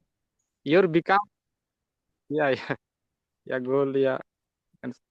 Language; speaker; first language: English; non-native, learner; Santali